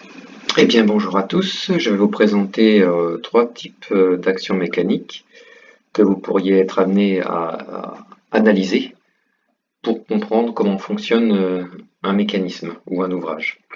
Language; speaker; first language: French; native; French